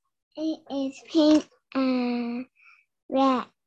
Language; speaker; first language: English; non-native, learner; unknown